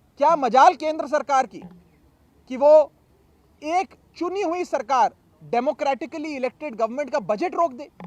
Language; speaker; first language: Hindi; native; Hindi